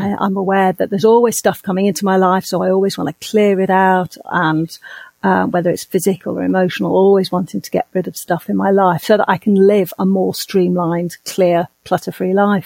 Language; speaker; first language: English; native; English